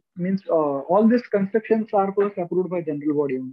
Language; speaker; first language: English; non-native, local second language; Marathi